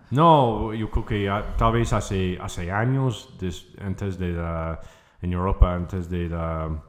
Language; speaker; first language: Spanish; non-native, fluent; English